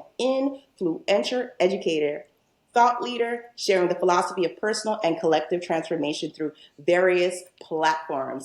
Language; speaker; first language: English; native; English